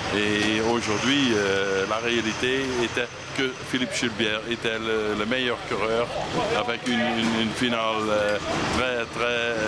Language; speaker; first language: French; non-native, fluent; Dutch